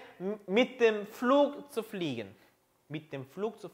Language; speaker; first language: German; non-native, fluent; Korean